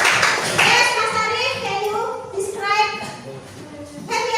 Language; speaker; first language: English; non-native, learner; Indonesian